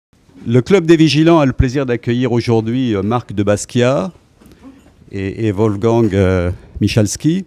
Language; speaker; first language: French; native; French